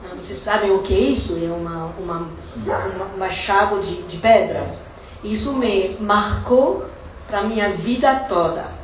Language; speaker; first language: Portuguese; non-native, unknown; English